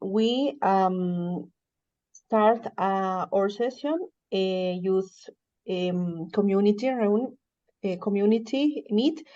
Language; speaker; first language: English; non-native, learner; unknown